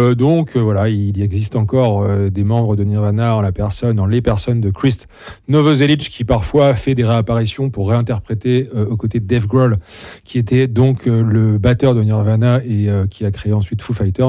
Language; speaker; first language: French; native; French